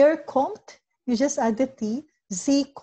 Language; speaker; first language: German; non-native, learner; Filipino